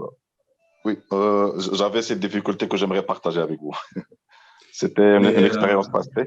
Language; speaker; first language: French; non-native, local second language; Arabic